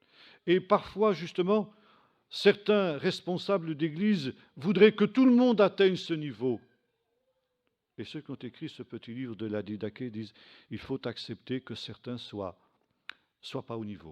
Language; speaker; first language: French; native; French